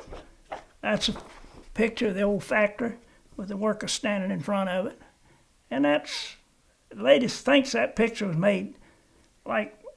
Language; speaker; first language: English; native; English